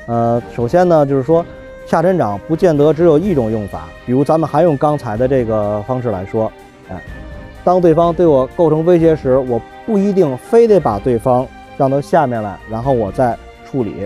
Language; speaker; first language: Chinese; native; Chinese